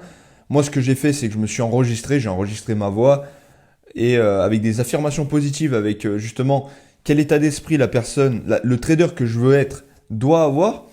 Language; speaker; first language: French; native; French